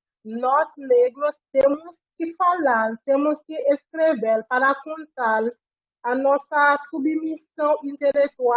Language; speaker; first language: Portuguese; non-native, fluent; Haitian Creole